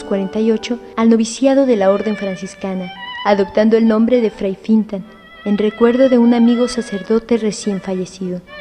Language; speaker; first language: Spanish; native; Spanish